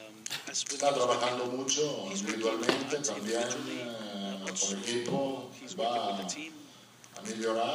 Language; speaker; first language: Spanish; non-native, fluent; Italian